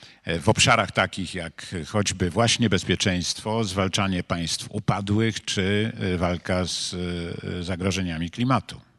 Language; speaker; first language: Polish; native; Polish